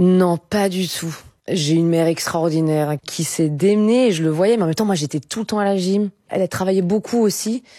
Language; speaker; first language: French; native; French